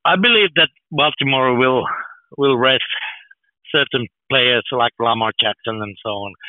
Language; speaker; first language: English; non-native, fluent; Finnish